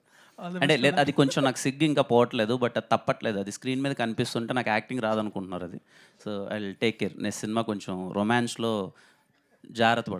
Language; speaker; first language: Telugu; native; Telugu